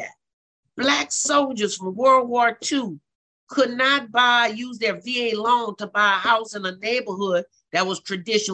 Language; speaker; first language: English; native; English